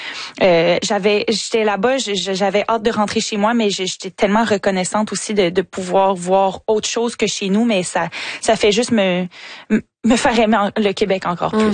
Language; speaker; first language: French; native; French